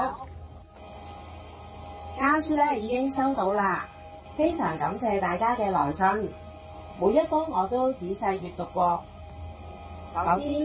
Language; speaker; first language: Chinese; native; Chinese